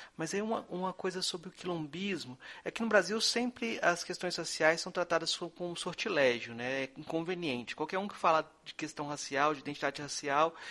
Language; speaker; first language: Portuguese; native; Portuguese